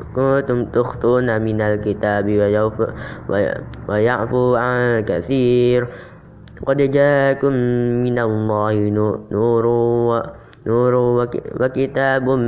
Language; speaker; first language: Arabic; non-native, learner; Indonesian